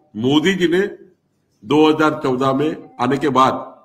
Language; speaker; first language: Hindi; non-native, local second language; Marathi